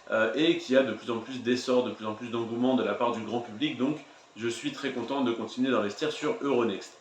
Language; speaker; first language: French; native; French